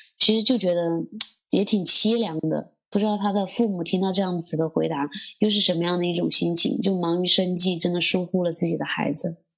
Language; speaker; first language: Chinese; native; Chinese